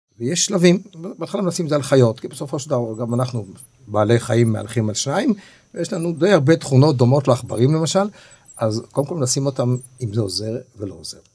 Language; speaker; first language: Hebrew; native; Hebrew